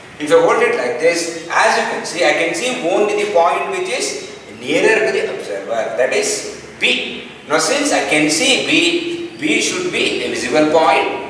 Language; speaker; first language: English; non-native, local second language; Kannada